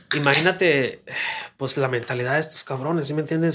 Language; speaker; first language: Spanish; early bilingual, other home language; English